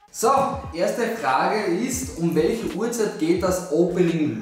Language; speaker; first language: German; native; German